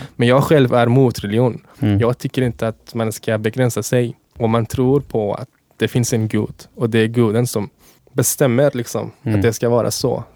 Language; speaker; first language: Swedish; non-native, fluent; Persian